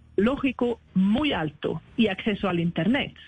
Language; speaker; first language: Spanish; non-native, fluent; Swedish